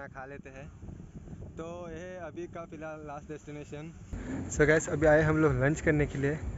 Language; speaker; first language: Hindi; non-native, local second language; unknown